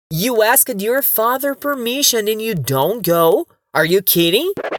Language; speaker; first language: English; non-native, fluent; Portuguese